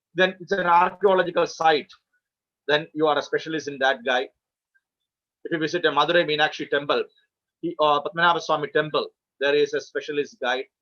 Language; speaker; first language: English; non-native, local second language; Malayalam